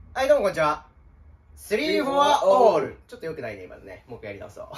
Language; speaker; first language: Japanese; native; Japanese